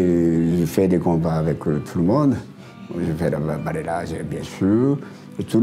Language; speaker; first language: French; non-native, learner; Japanese